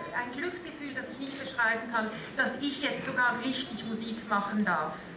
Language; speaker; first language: German; native; German